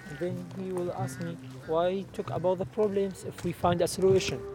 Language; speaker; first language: English; non-native, learner; Arabic